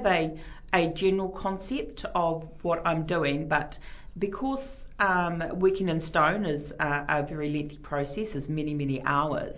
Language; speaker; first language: English; native; English